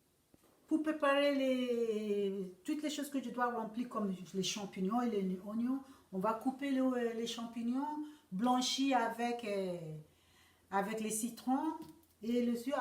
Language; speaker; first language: French; non-native, fluent; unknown